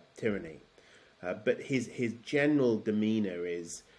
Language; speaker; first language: English; native; English